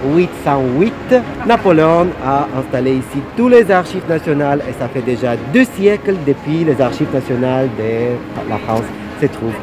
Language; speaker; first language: French; non-native, fluent; Russian